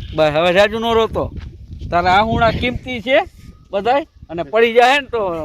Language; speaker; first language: Gujarati; native; Gujarati